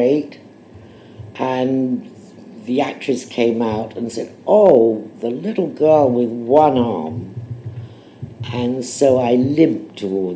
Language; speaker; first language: English; native; English